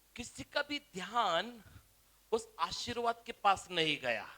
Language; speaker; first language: Hindi; non-native, local second language; Marathi